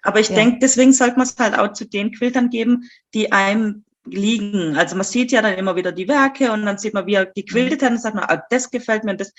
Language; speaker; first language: German; native; German